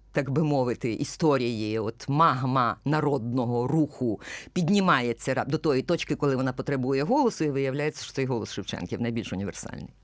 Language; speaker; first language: Ukrainian; native; Ukrainian